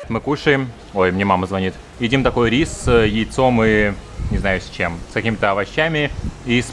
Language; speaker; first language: Russian; native; Russian